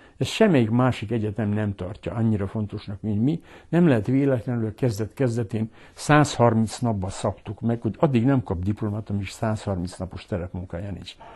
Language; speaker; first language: Hungarian; early bilingual, heritage; Hungarian